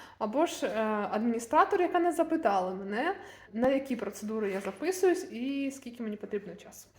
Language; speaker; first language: Ukrainian; native; Ukrainian